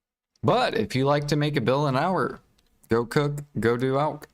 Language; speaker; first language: English; native; English